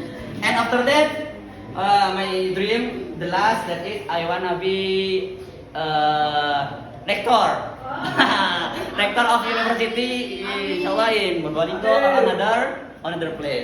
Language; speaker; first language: English; non-native, learner; Indonesian